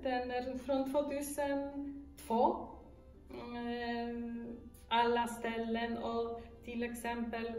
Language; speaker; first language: Swedish; non-native, fluent; Polish